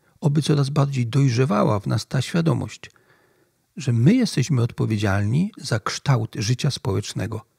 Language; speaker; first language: Polish; native; Polish